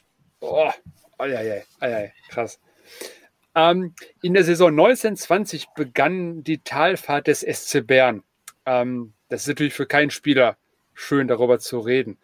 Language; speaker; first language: German; native; German